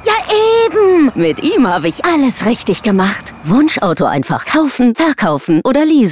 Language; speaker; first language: German; native; German